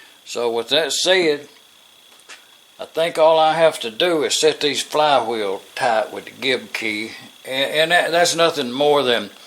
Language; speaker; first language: English; native; English